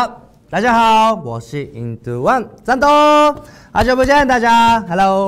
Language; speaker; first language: Chinese; non-native, learner; Japanese